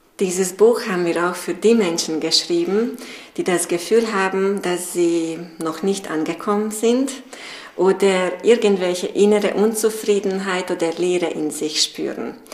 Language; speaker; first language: German; non-native, fluent; Hungarian